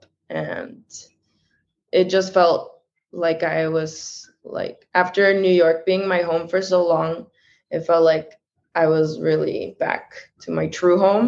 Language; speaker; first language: English; early bilingual, other home language; Spanish